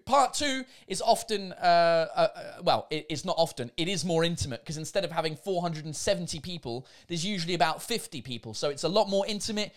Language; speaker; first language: English; native; English